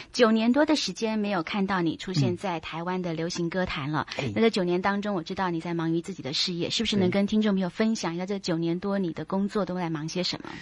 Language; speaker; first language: Chinese; native; Chinese